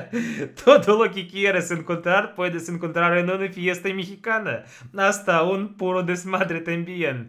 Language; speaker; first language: Spanish; non-native, fluent; Russian